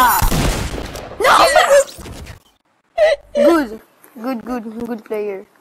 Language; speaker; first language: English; non-native, learner; French